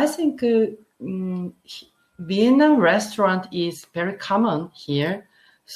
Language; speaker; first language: English; non-native, learner; Korean